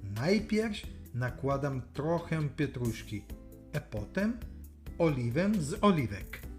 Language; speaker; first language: Polish; non-native, learner; Italian